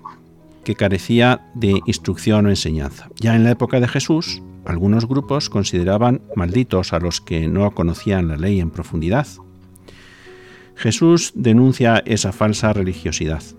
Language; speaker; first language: Spanish; native; Spanish